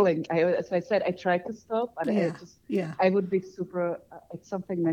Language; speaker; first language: English; non-native, fluent; Czech